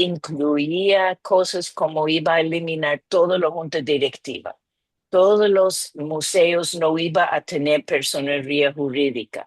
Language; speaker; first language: Spanish; non-native, fluent; English